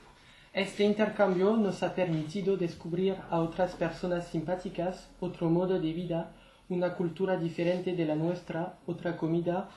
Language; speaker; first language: Spanish; non-native, learner; French